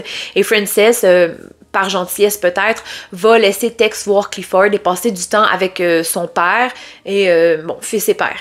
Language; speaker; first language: French; native; French